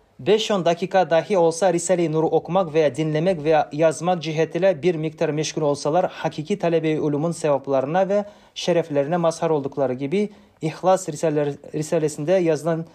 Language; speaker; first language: Turkish; non-native, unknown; Kazakh